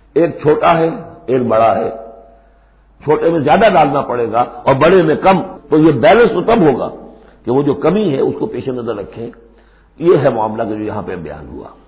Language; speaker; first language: Urdu; native; Urdu